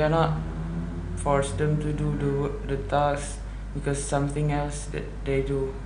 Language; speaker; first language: English; non-native, learner; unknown